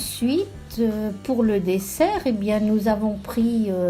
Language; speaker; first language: French; native; French